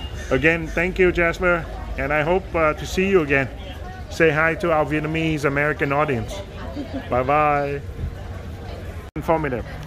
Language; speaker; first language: English; non-native, fluent; Vietnamese